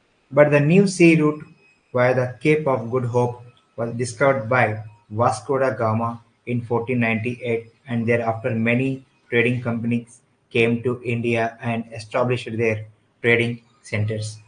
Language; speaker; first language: English; non-native, local second language; Telugu